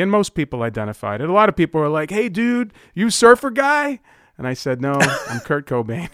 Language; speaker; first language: English; native; English